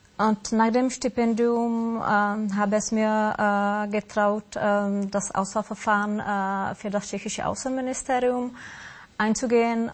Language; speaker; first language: German; non-native, fluent; Czech